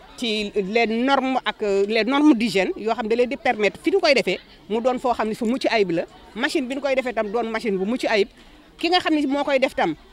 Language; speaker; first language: Wolof; native; Wolof